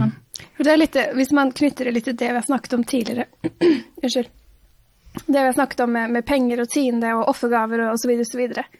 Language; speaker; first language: Norwegian; native; Norwegian